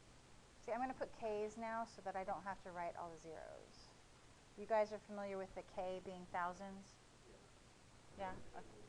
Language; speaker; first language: English; native; English